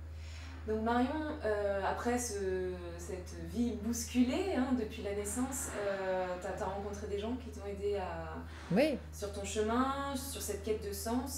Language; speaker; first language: French; native; French